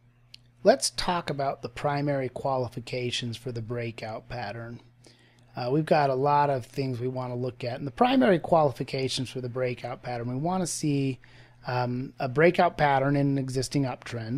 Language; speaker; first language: English; native; English